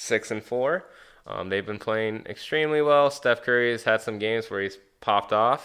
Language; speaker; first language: English; native; English